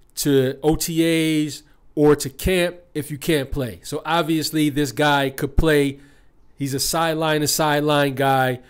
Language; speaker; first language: English; native; English